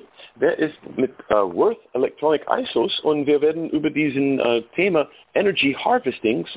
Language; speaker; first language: German; non-native, learner; English